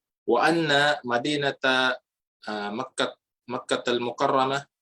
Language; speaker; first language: Arabic; non-native, fluent; Filipino